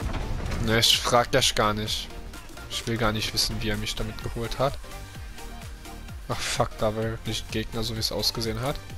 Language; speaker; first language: German; native; German